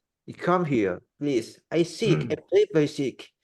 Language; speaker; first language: English; non-native, learner; Indonesian